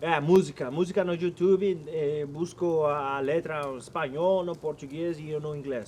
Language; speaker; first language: Portuguese; non-native, learner; Spanish